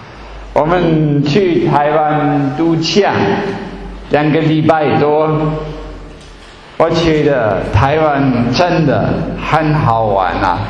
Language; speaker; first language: Chinese; non-native, fluent; German